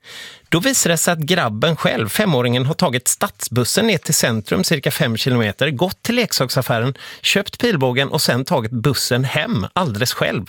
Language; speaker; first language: Swedish; native; Swedish